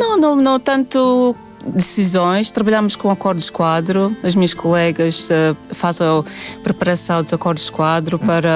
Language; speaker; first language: Portuguese; non-native, fluent; Latvian